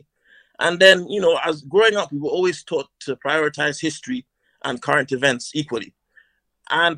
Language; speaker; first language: English; non-native, local second language; Hausa